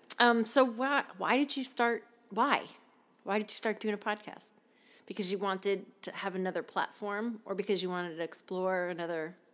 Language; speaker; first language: English; native; English